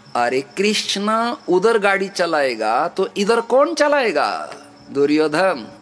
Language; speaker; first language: Hindi; non-native, local second language; Marathi